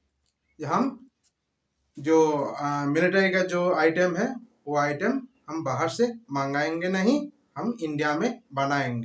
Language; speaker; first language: Hindi; non-native, local second language; Bangla